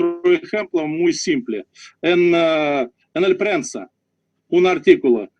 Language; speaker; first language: Spanish; non-native, learner; Russian